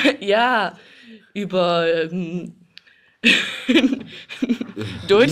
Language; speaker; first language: German; non-native, learner; Danish